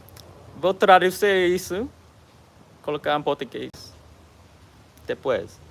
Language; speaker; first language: Portuguese; non-native, learner; English